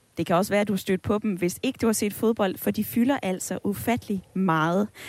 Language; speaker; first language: Danish; native; Danish